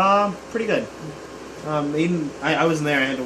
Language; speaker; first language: English; native; English